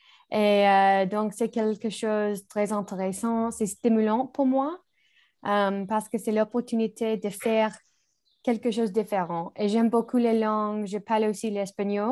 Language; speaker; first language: French; non-native, learner; English